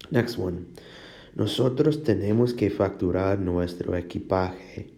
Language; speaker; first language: Spanish; non-native, fluent; English